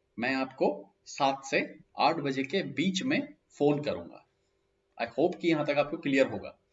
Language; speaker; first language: Hindi; native; Hindi